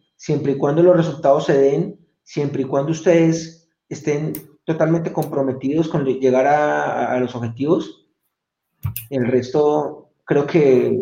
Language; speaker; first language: Spanish; native; Spanish